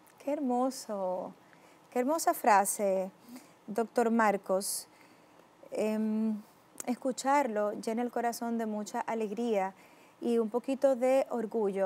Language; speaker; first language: Spanish; native; Spanish